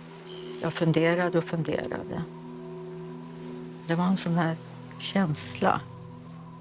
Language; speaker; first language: Swedish; early bilingual, other home language; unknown